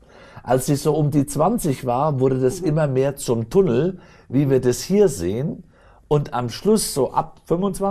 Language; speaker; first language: German; native; German